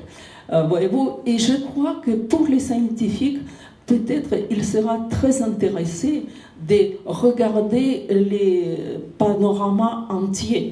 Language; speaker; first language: French; non-native, fluent; Russian